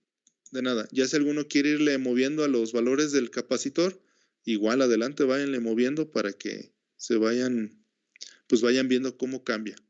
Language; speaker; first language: Spanish; native; Spanish